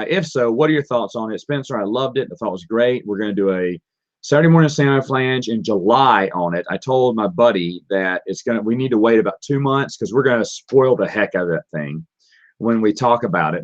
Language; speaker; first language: English; native; English